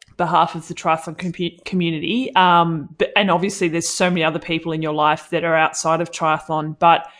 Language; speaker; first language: English; native; English